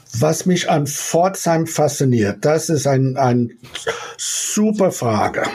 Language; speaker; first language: German; non-native, fluent; English